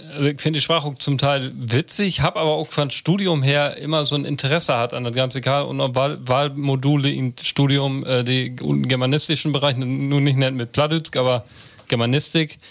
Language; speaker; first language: German; non-native, local second language; Low German